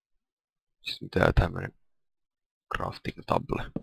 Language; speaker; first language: Finnish; native; Finnish